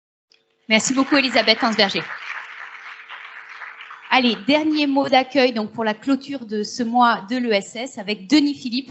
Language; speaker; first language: French; native; French